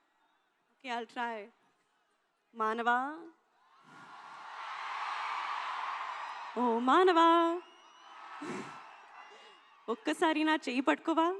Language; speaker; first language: Telugu; non-native, learner; Hindi